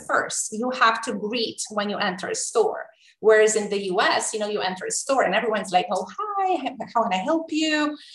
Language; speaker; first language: English; non-native, fluent; Italian